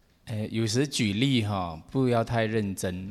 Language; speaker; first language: Chinese; native; Chinese